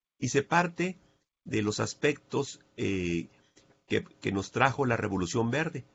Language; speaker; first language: Spanish; native; Spanish